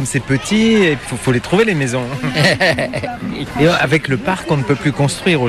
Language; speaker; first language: French; native; French